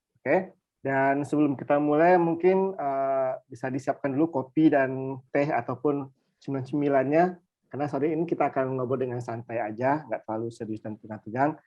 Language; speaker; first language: Indonesian; native; Indonesian